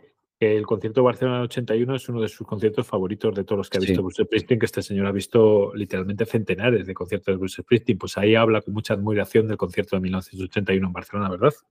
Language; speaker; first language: Spanish; native; Spanish